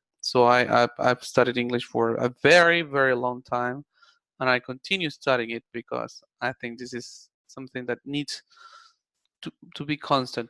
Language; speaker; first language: English; non-native, fluent; Spanish